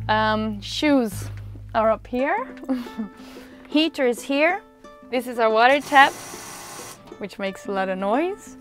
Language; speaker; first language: English; non-native, fluent; Dutch